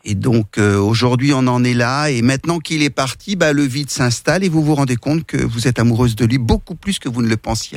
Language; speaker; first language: French; native; French